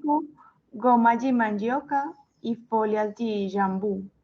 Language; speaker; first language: Portuguese; non-native, learner; Spanish